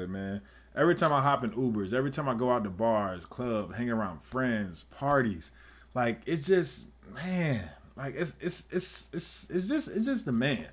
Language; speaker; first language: English; native; English